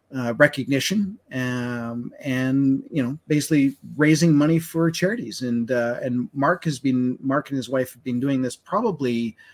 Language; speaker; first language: English; native; English